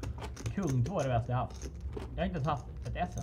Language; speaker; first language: Swedish; native; Swedish